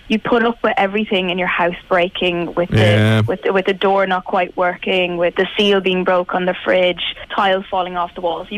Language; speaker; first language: English; native; English